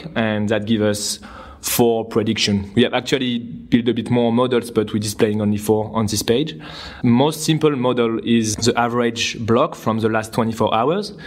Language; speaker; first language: English; non-native, fluent; French